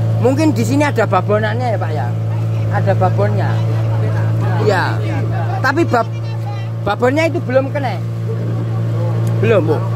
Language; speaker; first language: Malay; non-native, local second language; Javanese